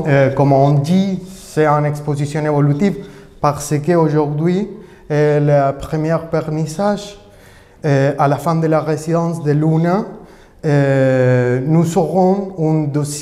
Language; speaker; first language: French; non-native, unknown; Spanish